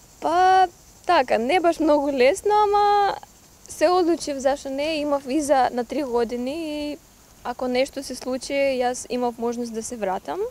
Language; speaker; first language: Macedonian; non-native, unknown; Ukrainian